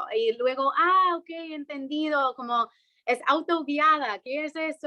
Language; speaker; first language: Spanish; non-native, fluent; English